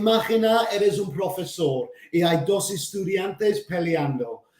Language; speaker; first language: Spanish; non-native, fluent; English